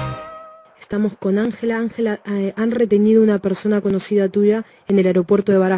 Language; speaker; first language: Spanish; native; Spanish